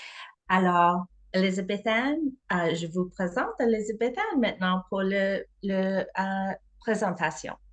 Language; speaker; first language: French; non-native, fluent; English